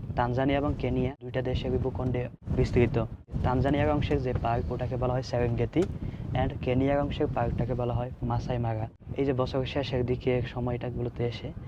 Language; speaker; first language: Bangla; native; Bangla